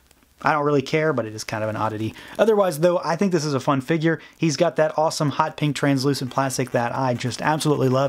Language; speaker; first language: English; native; English